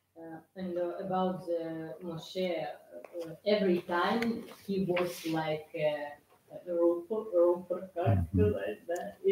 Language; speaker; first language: English; non-native, learner; Russian